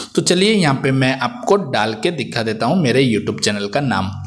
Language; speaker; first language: Hindi; native; Hindi